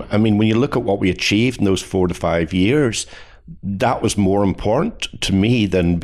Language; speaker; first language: English; native; English